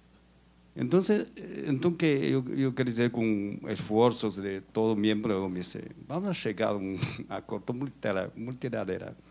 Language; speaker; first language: Portuguese; non-native, learner; Chinese